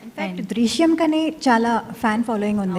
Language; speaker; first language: Telugu; non-native, fluent; Tamil